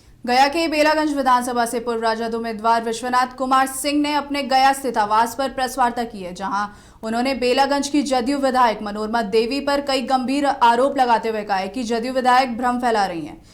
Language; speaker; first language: Hindi; native; Hindi